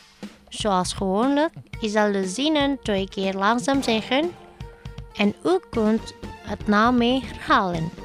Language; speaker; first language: Dutch; non-native, learner; Indonesian